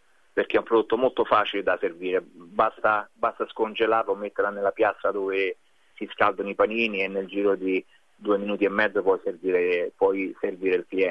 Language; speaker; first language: Italian; native; Italian